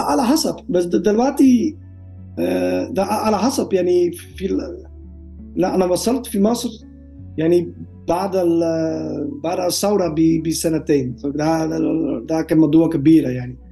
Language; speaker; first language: Arabic; non-native, learner; Dutch